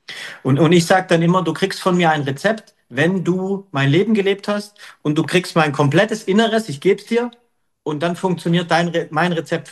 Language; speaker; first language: German; native; German